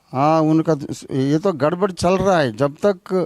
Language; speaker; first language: Hindi; non-native, local second language; Telugu